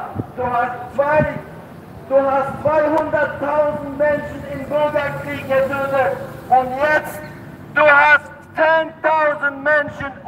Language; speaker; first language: German; non-native, fluent; Tajik